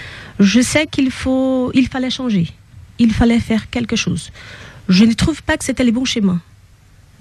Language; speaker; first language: French; non-native, fluent; Portuguese